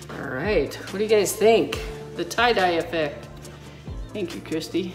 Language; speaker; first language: English; native; English